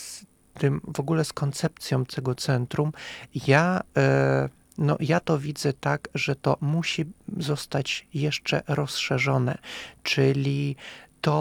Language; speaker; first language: Polish; non-native, fluent; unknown